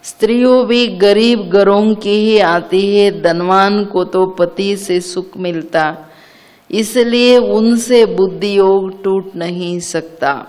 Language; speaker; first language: Hindi; non-native, local second language; Kannada